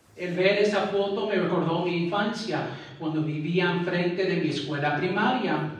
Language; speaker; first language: Spanish; early bilingual, heritage; Spanish